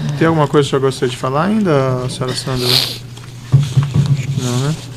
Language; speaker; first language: Portuguese; native; Portuguese